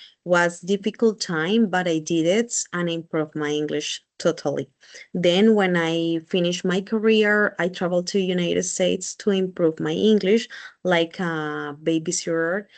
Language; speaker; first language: English; non-native, learner; Spanish